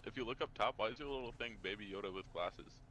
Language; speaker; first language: English; native; English